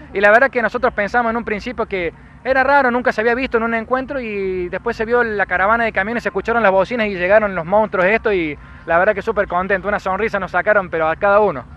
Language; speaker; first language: Spanish; native; Spanish